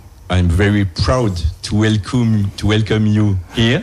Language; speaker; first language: English; non-native, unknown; French